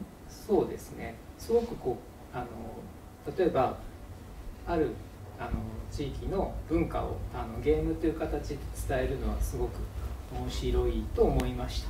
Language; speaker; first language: Japanese; native; Japanese